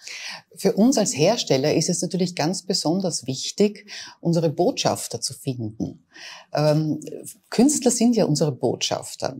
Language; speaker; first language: German; native; German